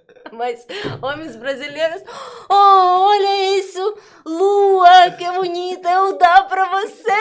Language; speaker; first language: Portuguese; non-native, learner; Russian